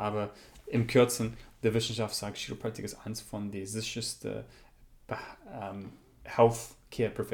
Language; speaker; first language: German; non-native, learner; English